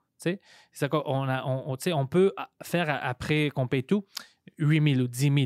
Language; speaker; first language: French; non-native, local second language; Greek